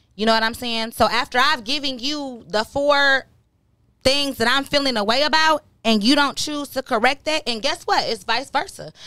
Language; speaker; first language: English; native; English